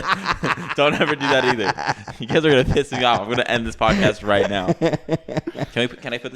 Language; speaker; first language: English; native; English